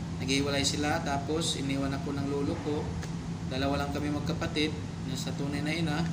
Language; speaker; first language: Filipino; non-native, local second language; Cebuano